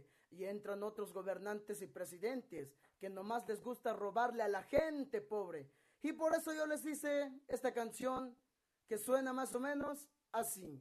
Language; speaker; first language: Spanish; native; Spanish